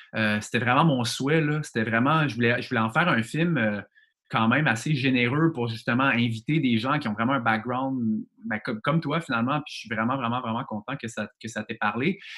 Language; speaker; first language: French; native; French